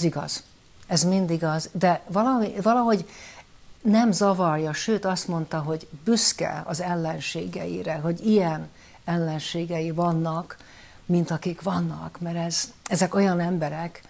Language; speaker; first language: Hungarian; early bilingual, heritage; Hungarian